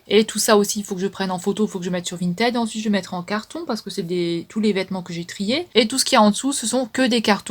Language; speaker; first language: French; native; French